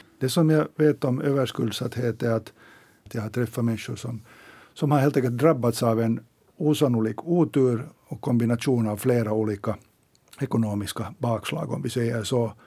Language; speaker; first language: Swedish; native; Swedish